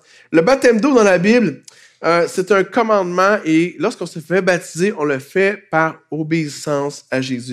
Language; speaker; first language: French; native; French